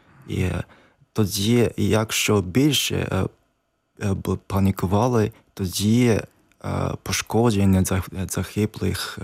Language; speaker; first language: Ukrainian; non-native, learner; Japanese